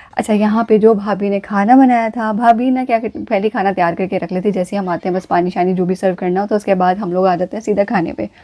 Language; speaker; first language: Urdu; native; Urdu